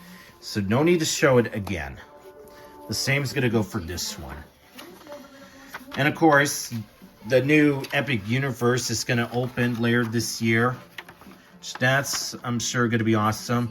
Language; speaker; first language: English; native; English